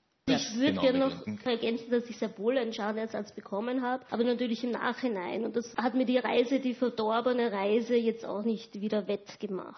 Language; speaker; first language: German; native; German